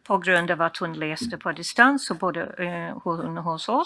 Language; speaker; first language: Swedish; non-native, fluent; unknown